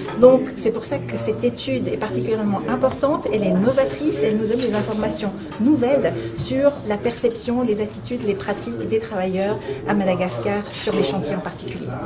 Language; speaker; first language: French; non-native, local second language; Malagasy